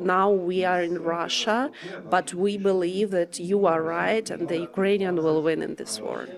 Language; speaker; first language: English; non-native, fluent; Ukrainian